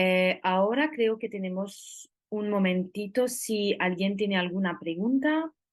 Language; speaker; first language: Spanish; non-native, fluent; French